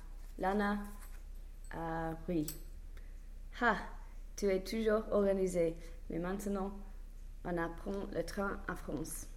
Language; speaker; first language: French; non-native, learner; English